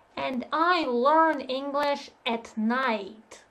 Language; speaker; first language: English; non-native, fluent; Russian